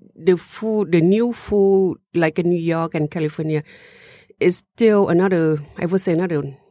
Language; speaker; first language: English; non-native, learner; Hmong